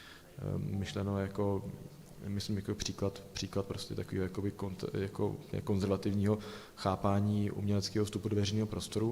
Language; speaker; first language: Czech; native; Czech